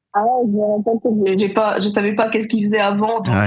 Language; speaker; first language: French; native; French